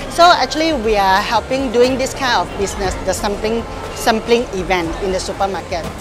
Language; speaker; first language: English; non-native, local second language; Min Nan Chinese